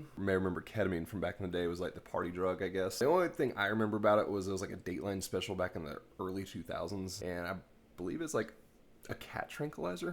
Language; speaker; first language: English; native; English